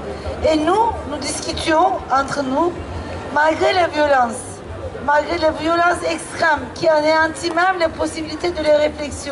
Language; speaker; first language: French; non-native, fluent; Turkish